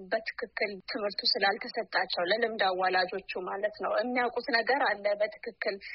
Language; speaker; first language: Amharic; non-native, local second language; Oromo